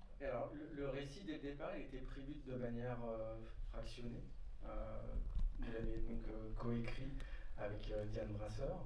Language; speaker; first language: French; native; French